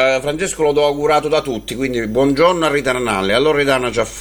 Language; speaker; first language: Italian; native; Italian